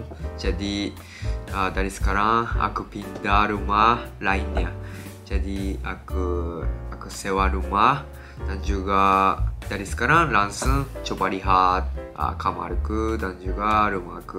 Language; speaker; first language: Indonesian; non-native, fluent; Japanese